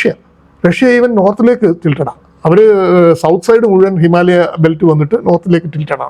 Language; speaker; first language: Malayalam; native; Malayalam